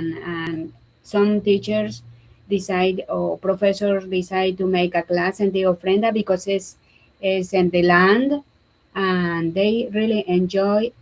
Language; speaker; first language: English; non-native, learner; Spanish